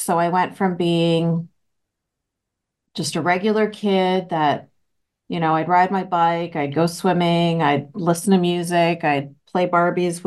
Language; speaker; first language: English; native; English